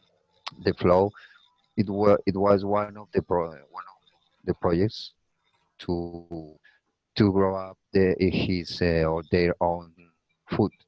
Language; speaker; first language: English; non-native, learner; Spanish